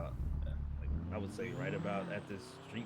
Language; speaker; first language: English; native; English